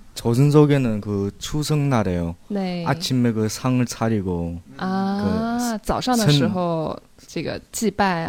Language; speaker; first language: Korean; early bilingual, heritage; Korean